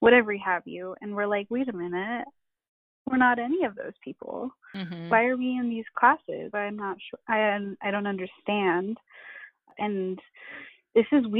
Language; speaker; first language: English; non-native, local second language; Filipino